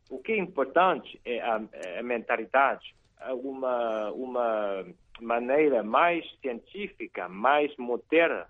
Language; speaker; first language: Portuguese; non-native, fluent; Chinese